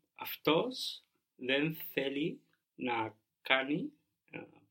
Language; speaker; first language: Greek; non-native, learner; English